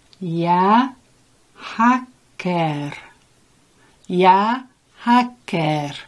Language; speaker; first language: Ukrainian; non-native, learner; English